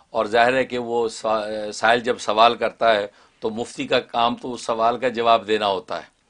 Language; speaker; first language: Urdu; native; Urdu